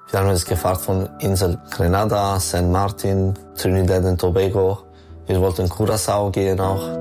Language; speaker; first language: German; non-native, learner; French